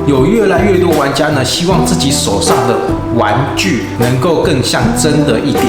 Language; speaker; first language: Chinese; native; Chinese